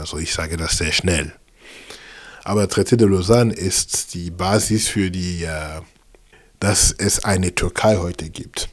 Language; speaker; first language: German; non-native, fluent; French